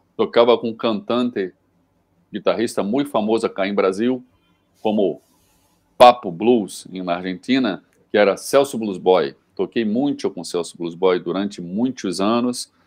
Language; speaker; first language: Portuguese; native; Portuguese